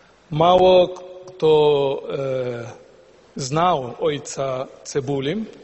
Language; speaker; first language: Polish; non-native, learner; Spanish